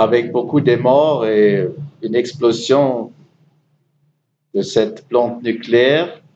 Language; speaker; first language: French; non-native, learner; German